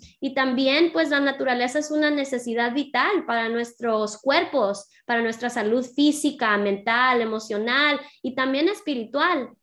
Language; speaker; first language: Spanish; early bilingual, heritage; Spanish